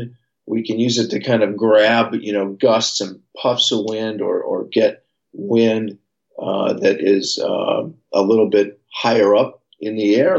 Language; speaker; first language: English; native; English